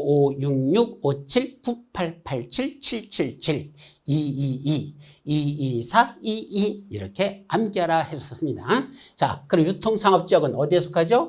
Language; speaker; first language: Korean; native; Korean